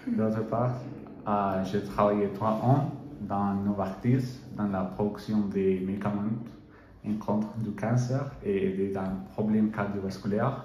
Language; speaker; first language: French; non-native, learner; Spanish